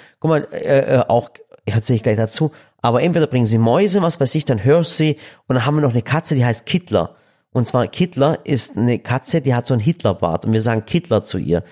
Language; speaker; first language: German; early bilingual, other home language; Turkish